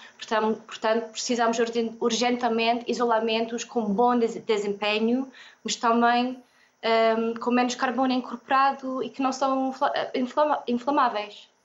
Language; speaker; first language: Portuguese; non-native, fluent; English